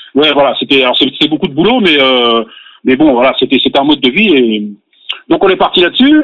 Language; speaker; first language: French; native; French